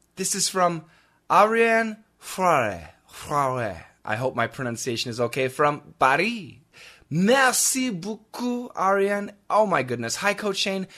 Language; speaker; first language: English; native; English